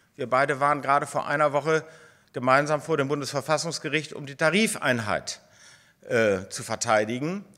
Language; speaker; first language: German; native; German